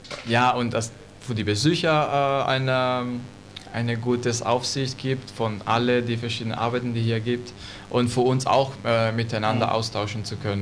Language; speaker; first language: German; non-native, learner; Italian